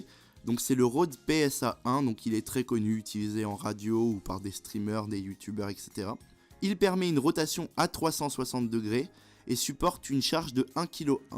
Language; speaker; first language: French; native; French